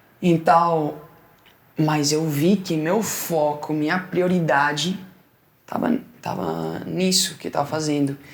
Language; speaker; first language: Portuguese; non-native, fluent; Spanish